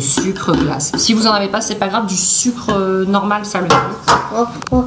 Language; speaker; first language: French; native; French